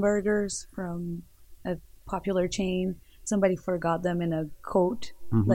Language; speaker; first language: English; non-native, fluent; Portuguese